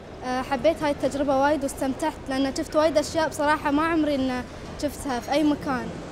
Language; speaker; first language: Arabic; native; Arabic